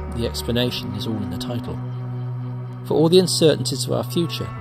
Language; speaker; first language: English; native; English